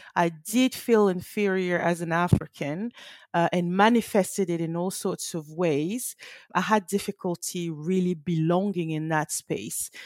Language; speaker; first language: English; early bilingual, other home language; French